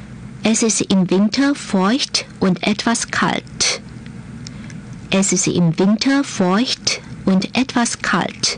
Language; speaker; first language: German; non-native, fluent; Chinese